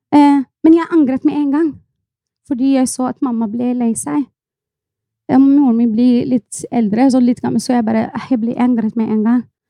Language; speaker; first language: Norwegian; non-native, fluent; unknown